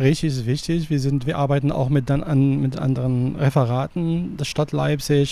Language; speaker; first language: German; non-native, fluent; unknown